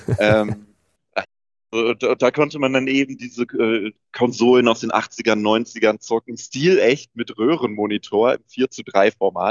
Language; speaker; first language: German; native; German